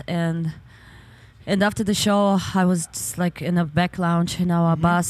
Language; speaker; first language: English; non-native, fluent; Ukrainian